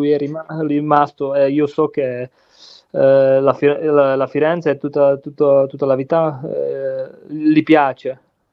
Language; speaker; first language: Italian; non-native, learner; Czech